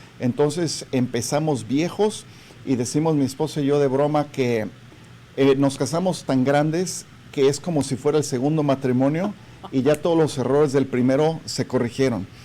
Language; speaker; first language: Spanish; native; Spanish